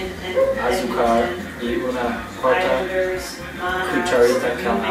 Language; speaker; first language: Spanish; non-native, learner; English